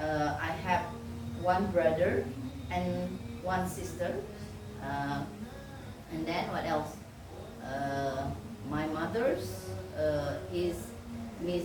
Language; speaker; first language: English; non-native, fluent; Indonesian